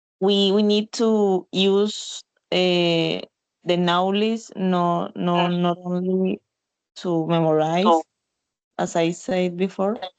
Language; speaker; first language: English; non-native, learner; Spanish